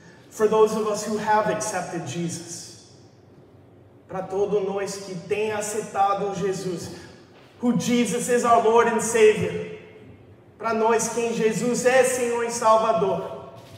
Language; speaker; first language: Portuguese; non-native, fluent; English